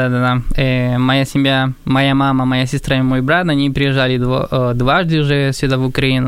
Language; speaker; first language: Russian; non-native, fluent; Spanish